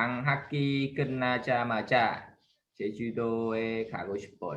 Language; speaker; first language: Korean; non-native, learner; Khmer